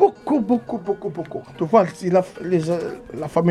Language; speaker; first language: French; non-native, learner; Arabic